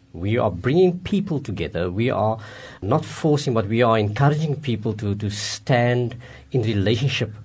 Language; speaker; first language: English; non-native, local second language; Afrikaans